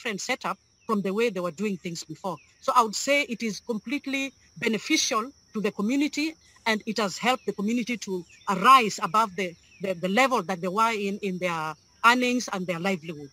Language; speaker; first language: English; non-native, local second language; Luo (Kenya and Tanzania)